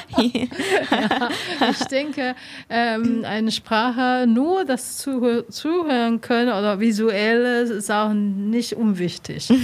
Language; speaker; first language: German; non-native, learner; Chinese